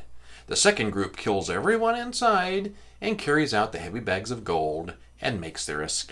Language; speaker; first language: English; native; English